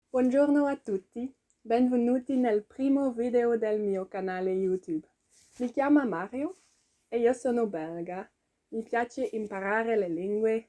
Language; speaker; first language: Italian; non-native, learner; French